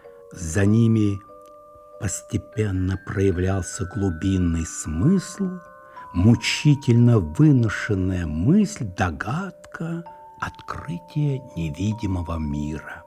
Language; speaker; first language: Russian; native; Russian